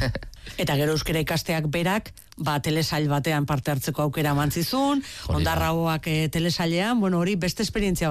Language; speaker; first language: Basque; native; Basque